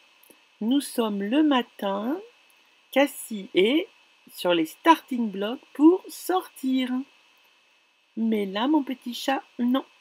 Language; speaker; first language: French; native; French